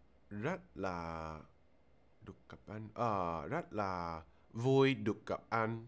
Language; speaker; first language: Vietnamese; non-native, learner; English